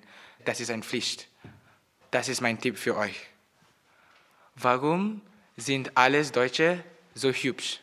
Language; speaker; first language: German; non-native, learner; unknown